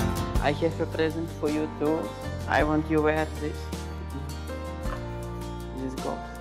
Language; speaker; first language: English; non-native, learner; Ukrainian